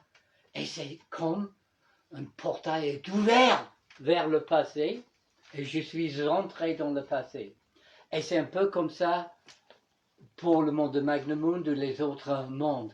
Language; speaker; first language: French; non-native, fluent; English